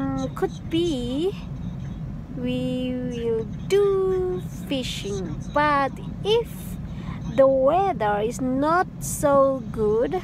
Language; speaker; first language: English; non-native, fluent; Indonesian